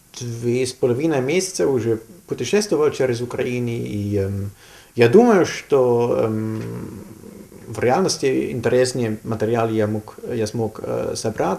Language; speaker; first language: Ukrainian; non-native, learner; German